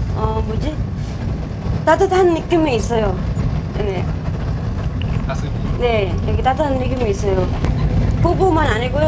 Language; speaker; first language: Korean; non-native, learner; Filipino